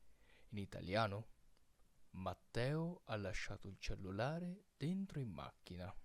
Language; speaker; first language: Italian; non-native, fluent; Filipino